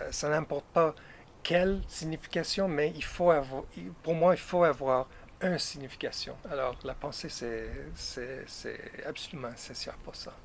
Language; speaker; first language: French; non-native, fluent; English